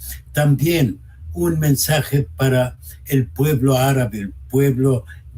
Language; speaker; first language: Spanish; non-native, fluent; Arabic